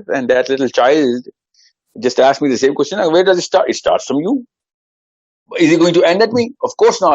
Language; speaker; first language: English; non-native, local second language; Urdu